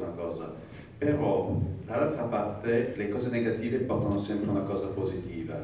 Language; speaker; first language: Italian; non-native, fluent; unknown